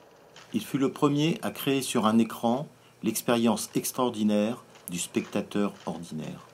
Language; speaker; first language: French; native; French